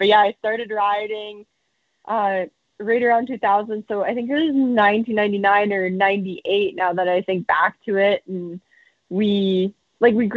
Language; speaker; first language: English; native; English